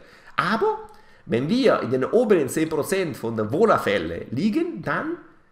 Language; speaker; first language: German; non-native, fluent; Italian